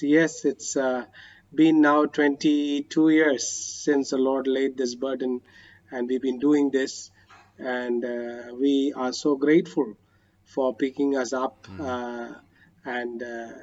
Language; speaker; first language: English; non-native, local second language; Malayalam